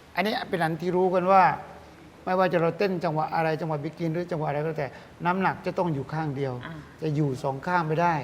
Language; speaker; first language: Thai; native; Thai